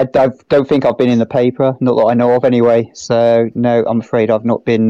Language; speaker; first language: English; native; English